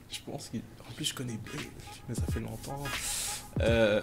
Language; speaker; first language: French; native; French